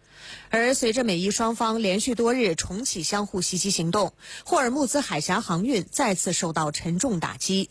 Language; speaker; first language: Chinese; native; Chinese